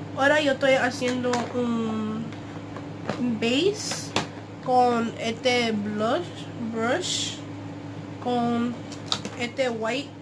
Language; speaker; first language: Spanish; early bilingual, heritage; Spanish